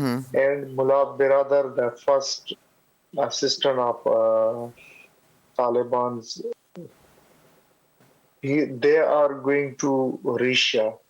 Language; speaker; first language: English; non-native, learner; Pashto